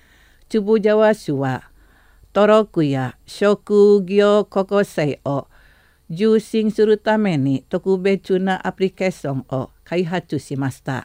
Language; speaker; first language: Japanese; non-native, fluent; Indonesian